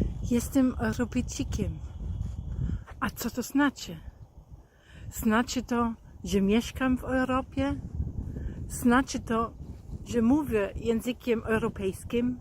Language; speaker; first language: Polish; non-native, fluent; German